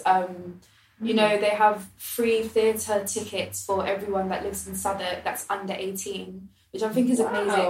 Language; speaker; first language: English; native; English